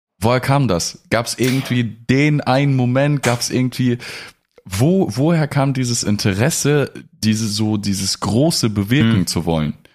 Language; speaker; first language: German; non-native, fluent; Russian